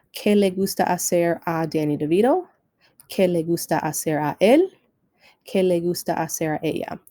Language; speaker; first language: Spanish; non-native, fluent; English